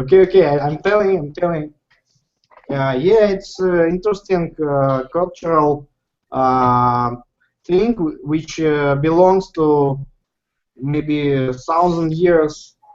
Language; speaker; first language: English; non-native, learner; Russian